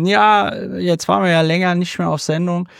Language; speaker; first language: German; native; German